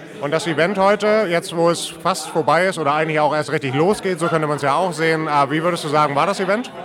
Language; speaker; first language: German; native; German